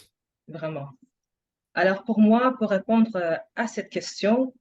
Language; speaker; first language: French; non-native, fluent; English